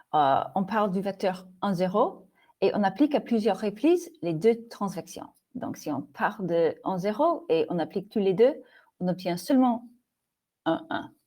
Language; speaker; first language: French; non-native, fluent; English